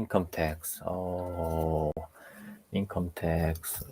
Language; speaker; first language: English; non-native, learner; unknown